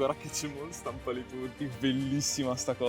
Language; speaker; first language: Italian; native; Italian